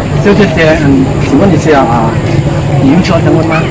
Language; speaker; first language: Chinese; non-native, learner; Lao